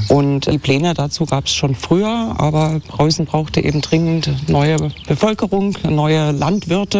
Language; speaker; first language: German; native; German